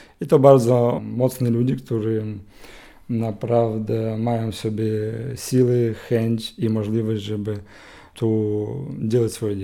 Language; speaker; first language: Polish; non-native, learner; Ukrainian